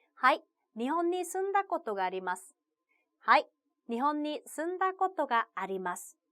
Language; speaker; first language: Japanese; non-native, fluent; Korean